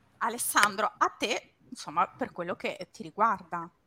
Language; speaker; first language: Italian; native; Italian